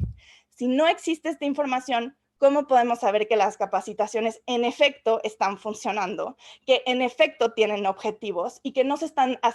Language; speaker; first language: Spanish; native; Spanish